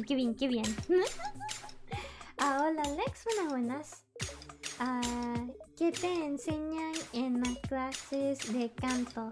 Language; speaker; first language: Spanish; early bilingual, heritage; Spanish